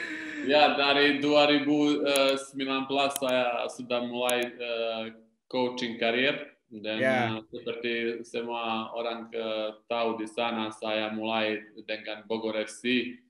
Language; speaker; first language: Indonesian; non-native, learner; Serbian